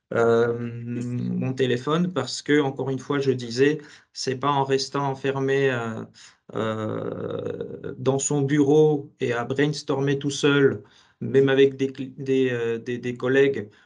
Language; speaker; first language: French; non-native, fluent; Georgian